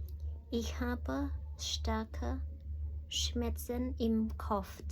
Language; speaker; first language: German; non-native, learner; Khmer